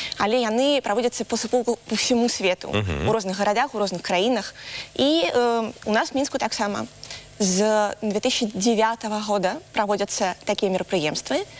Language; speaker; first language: Belarusian; non-native, local second language; Russian